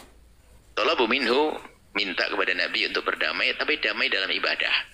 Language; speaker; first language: Indonesian; native; Indonesian